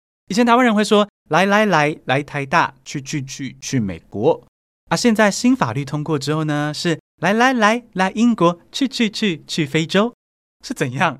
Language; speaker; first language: Chinese; native; Chinese